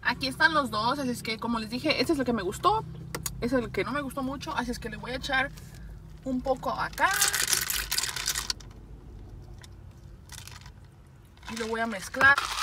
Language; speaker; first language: Spanish; early bilingual, heritage; Spanish